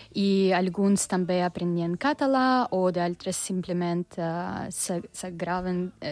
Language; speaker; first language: Catalan; non-native, learner; Russian